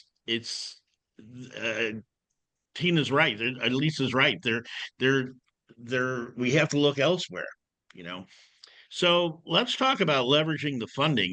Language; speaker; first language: English; native; English